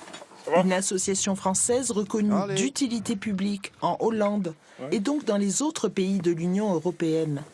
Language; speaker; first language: French; native; French